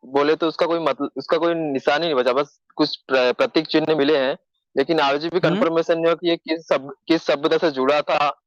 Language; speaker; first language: Hindi; native; Hindi